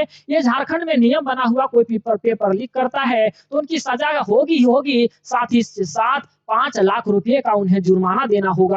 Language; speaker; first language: Hindi; native; Hindi